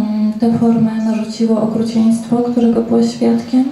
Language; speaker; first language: Polish; native; Polish